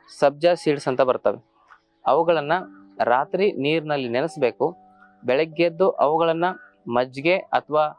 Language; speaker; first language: Kannada; native; Kannada